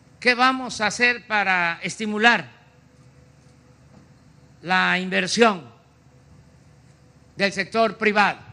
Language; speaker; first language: Spanish; native; Spanish